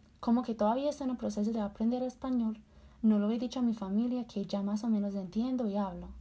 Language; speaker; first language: Spanish; non-native, fluent; English